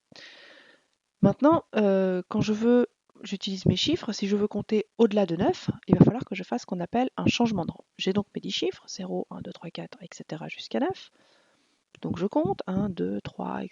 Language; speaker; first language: French; native; French